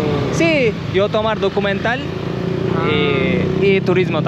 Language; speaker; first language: Spanish; non-native, learner; Turkish